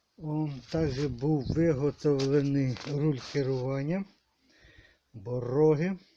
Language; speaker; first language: Ukrainian; native; Ukrainian